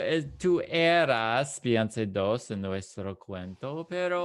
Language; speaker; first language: Spanish; non-native, fluent; English